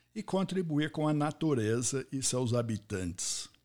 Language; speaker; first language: Portuguese; non-native, fluent; English